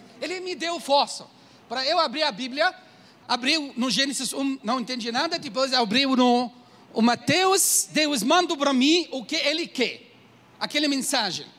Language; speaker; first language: Portuguese; non-native, learner; Arabic